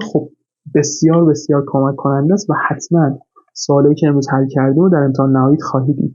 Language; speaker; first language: Persian; native; Persian